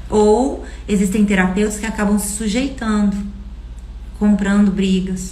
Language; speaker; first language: Portuguese; native; Portuguese